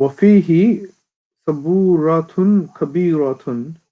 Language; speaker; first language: Arabic; non-native, learner; English